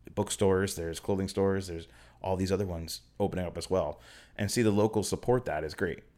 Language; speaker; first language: English; native; English